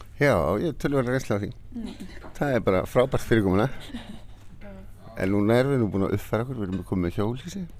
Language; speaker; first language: Icelandic; native; Icelandic